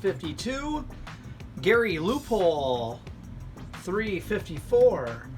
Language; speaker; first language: English; native; English